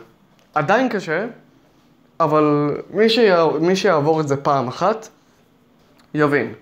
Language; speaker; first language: Hebrew; native; Hebrew